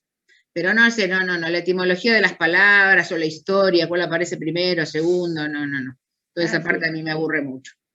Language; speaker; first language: Spanish; native; Spanish